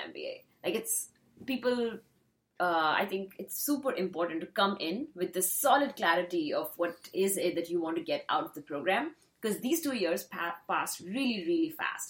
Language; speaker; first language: English; non-native, local second language; Hindi